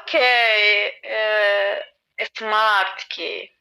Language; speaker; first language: English; non-native, learner; Persian